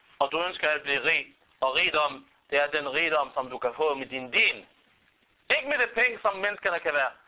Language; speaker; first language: Danish; non-native, fluent; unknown